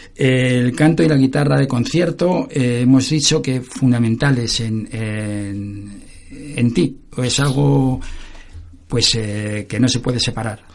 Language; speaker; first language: Spanish; native; Spanish